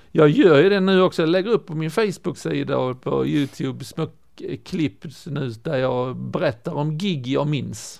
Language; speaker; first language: Swedish; native; Swedish